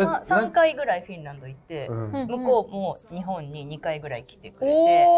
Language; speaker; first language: Japanese; native; Japanese